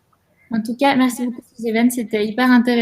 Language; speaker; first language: French; native; French